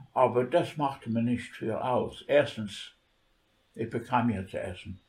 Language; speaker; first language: German; non-native, fluent; English